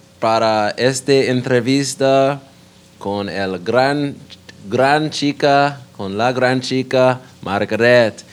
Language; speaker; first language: Spanish; non-native, learner; English